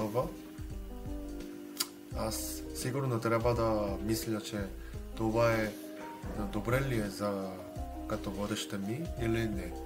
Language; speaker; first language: Bulgarian; non-native, learner; Korean